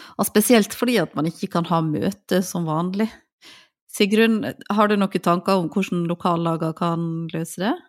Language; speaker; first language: Norwegian; native; Norwegian